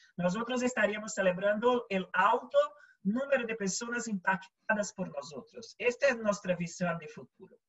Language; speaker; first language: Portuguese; non-native, learner; Spanish